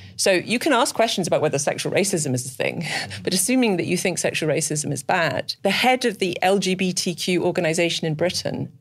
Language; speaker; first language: English; native; English